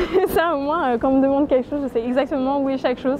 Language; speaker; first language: French; native; French